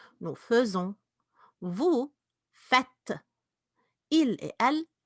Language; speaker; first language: French; non-native, fluent; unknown